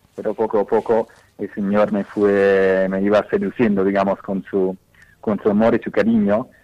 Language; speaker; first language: Spanish; non-native, fluent; English